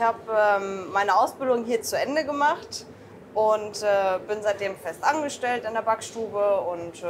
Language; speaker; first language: German; native; German